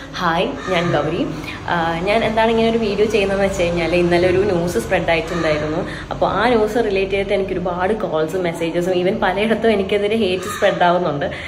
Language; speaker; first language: Malayalam; native; Malayalam